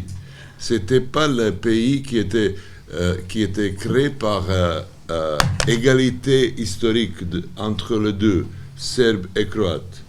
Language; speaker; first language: French; non-native, learner; Serbian